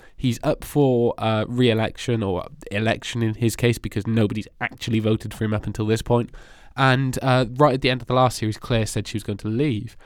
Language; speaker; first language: English; native; English